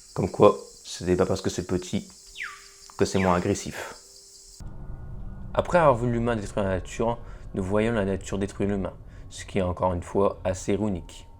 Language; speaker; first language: French; native; French